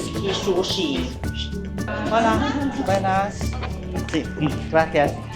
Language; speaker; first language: Spanish; non-native, learner; Filipino